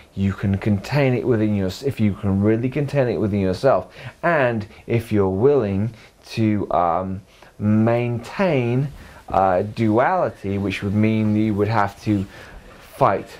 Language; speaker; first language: English; native; English